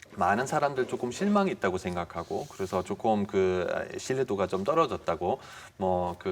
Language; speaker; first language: Korean; non-native, fluent; German